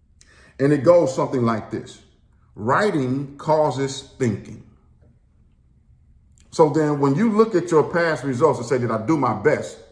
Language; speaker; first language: English; native; English